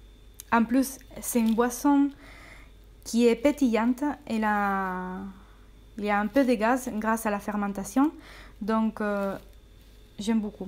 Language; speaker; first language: French; non-native, fluent; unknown